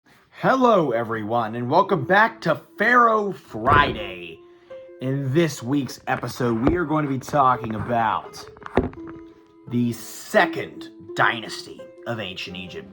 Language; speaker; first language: English; native; English